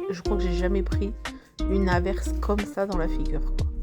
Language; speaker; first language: French; native; French